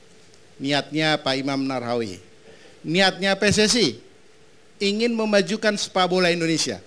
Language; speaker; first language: Indonesian; native; Indonesian